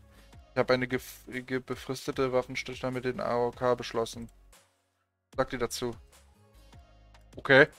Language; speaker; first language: German; native; German